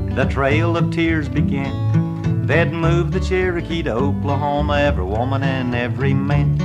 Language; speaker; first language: English; native; English